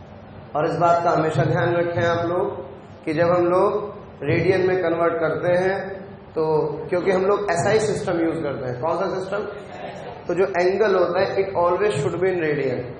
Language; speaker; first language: Hindi; native; Hindi